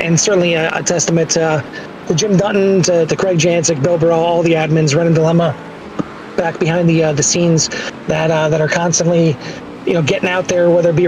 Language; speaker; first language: English; native; English